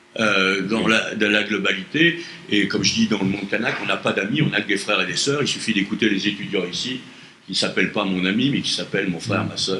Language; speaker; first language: French; native; French